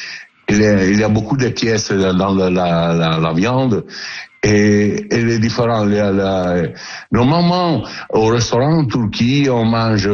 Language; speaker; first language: French; non-native, learner; Italian